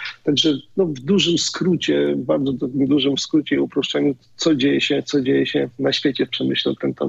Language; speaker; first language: Polish; native; Polish